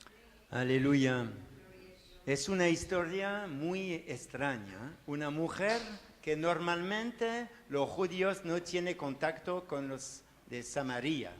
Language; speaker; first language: Spanish; non-native, learner; French